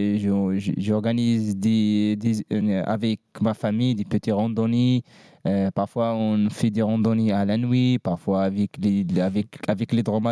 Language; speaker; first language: French; non-native, learner; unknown